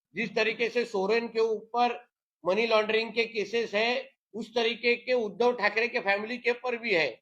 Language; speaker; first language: Hindi; non-native, local second language; Marathi